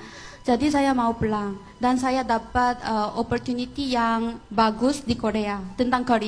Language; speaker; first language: Indonesian; non-native, fluent; Korean